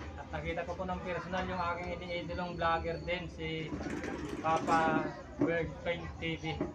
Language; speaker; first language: Filipino; non-native, local second language; Bikol